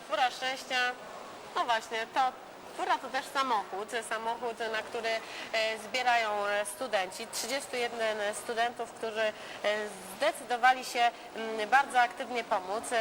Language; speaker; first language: Polish; native; Polish